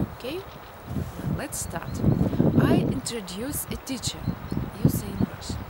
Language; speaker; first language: English; non-native, fluent; Russian